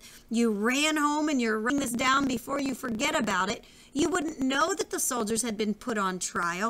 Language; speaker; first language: English; native; English